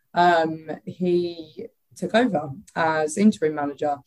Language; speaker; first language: English; native; English